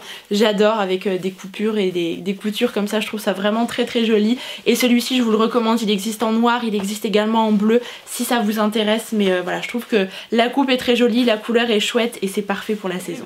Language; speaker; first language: French; native; French